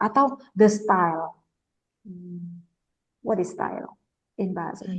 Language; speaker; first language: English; non-native, fluent; Indonesian